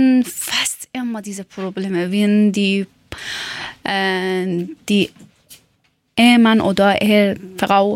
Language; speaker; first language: German; non-native, learner; Persian